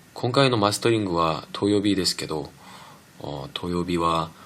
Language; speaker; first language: Japanese; non-native, fluent; Korean